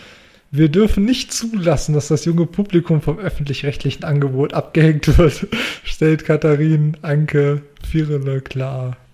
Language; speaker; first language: German; native; German